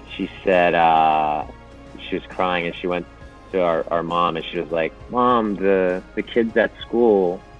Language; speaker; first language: English; non-native, fluent; Japanese